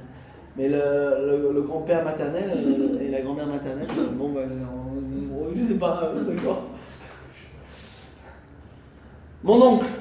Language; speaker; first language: French; non-native, fluent; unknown